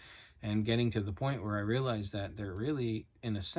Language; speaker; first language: English; native; English